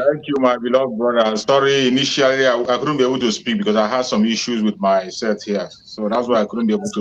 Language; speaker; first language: English; non-native, local second language; Igbo